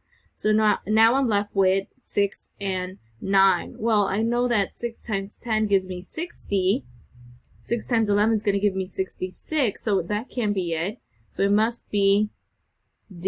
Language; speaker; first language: English; native; English